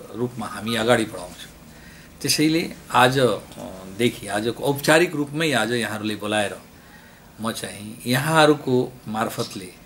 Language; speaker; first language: Nepali; non-native, local second language; Bhojpuri